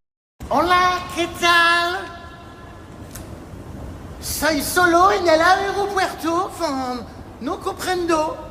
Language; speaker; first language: Spanish; non-native, learner; French